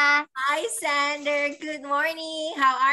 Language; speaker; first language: English; non-native, fluent; Indonesian